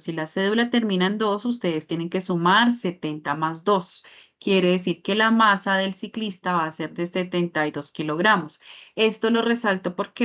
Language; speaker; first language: Spanish; native; Spanish